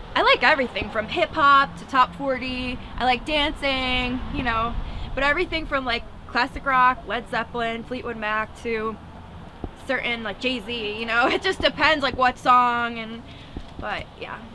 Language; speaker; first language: English; native; English